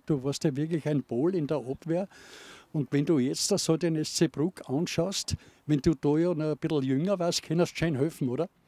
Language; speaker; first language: German; native; German